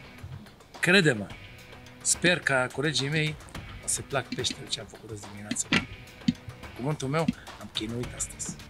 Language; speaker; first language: Romanian; non-native, learner; Arabic